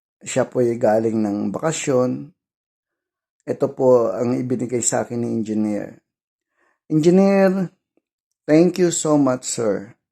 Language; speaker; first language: Filipino; non-native, local second language; Cebuano